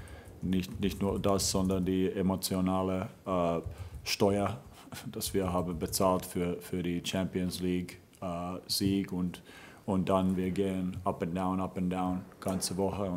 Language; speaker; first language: German; non-native, fluent; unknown